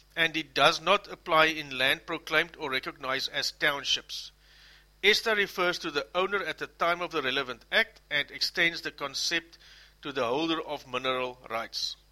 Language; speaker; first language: English; non-native, local second language; Afrikaans